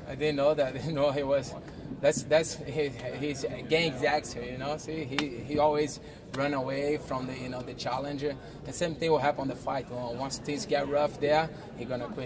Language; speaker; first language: English; non-native, fluent; Portuguese